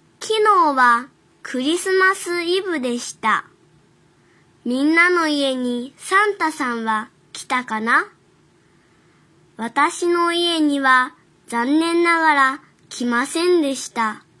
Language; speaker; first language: Japanese; non-native, fluent; Chinese